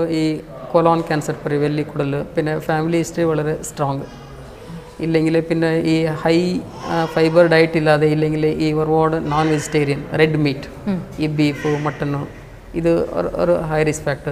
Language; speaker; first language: Malayalam; non-native, fluent; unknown